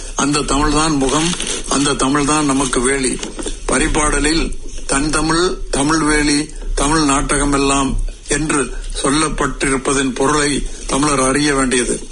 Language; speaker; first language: Tamil; native; Tamil